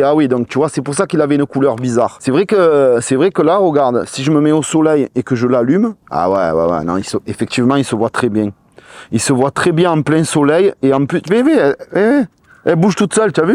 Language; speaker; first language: French; native; French